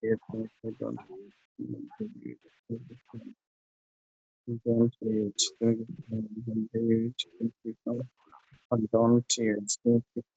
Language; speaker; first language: English; non-native, learner; Bangla